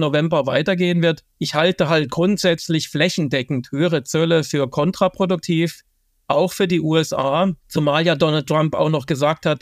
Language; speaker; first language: German; native; German